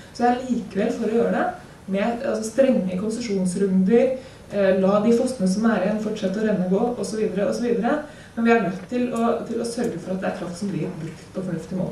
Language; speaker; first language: Norwegian; native; Norwegian